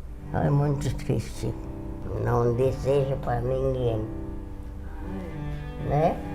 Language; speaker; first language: Portuguese; non-native, fluent; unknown